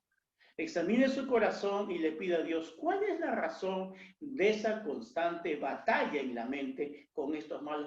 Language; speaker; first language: Spanish; native; Spanish